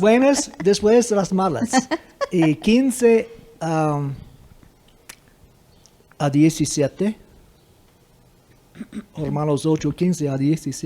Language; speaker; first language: Spanish; non-native, fluent; English